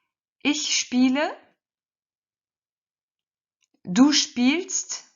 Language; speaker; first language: German; non-native, fluent; French